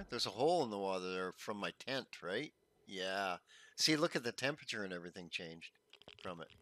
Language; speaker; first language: English; native; English